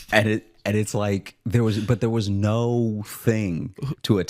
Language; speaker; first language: English; native; English